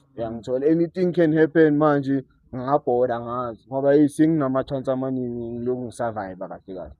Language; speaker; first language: Zulu; native; Zulu